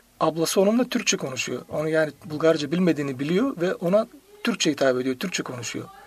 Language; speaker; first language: Turkish; native; Turkish